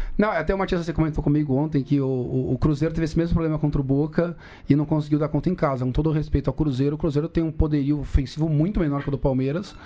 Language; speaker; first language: Portuguese; native; Portuguese